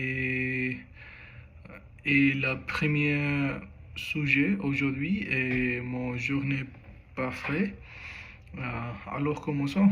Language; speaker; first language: French; non-native, learner; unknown